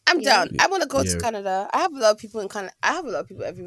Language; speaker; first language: English; non-native, local second language; Igbo